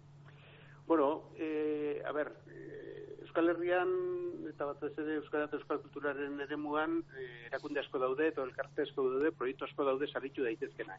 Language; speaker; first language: Basque; native; Basque